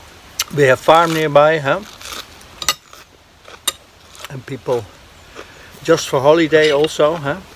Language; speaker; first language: English; non-native, learner; Dutch